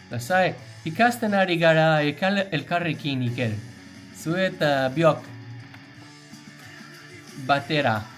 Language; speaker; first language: Basque; non-native, learner; English